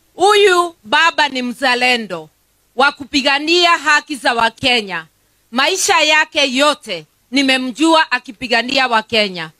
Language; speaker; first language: Swahili; non-native, local second language; Kikuyu